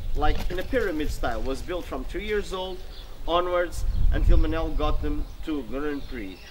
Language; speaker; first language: English; non-native, fluent; Portuguese